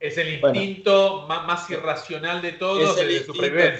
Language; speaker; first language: Spanish; native; Spanish